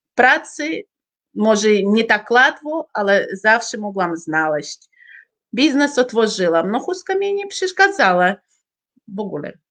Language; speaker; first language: Polish; non-native, learner; Uzbek